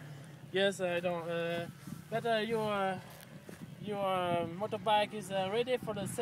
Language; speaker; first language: English; non-native, learner; French